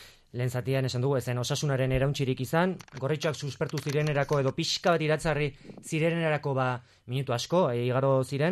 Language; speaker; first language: Basque; native; Basque